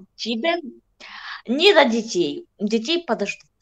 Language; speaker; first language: Russian; non-native, fluent; Turkish